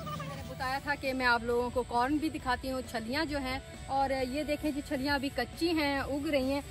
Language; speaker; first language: Urdu; non-native, local second language; Punjabi